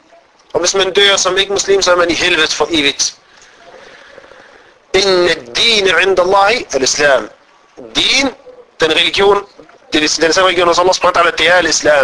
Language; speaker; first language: Danish; non-native, fluent; Arabic